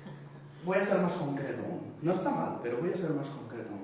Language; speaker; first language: Spanish; native; Spanish